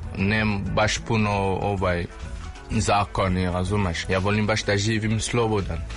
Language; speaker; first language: Serbian; non-native, learner; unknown